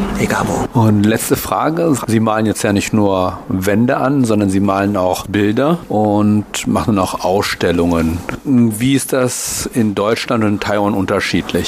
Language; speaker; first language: German; native; German